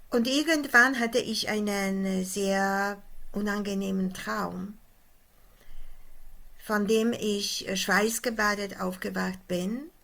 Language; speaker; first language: German; non-native, fluent; Polish